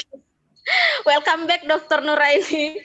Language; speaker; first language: English; non-native, fluent; Indonesian